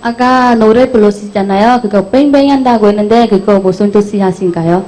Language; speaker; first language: Korean; non-native, learner; Khmer